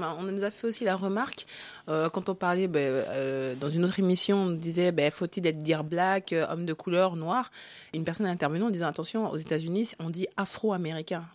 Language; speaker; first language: French; early bilingual, other home language; Lingala